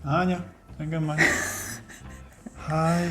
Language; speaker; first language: Korean; non-native, learner; German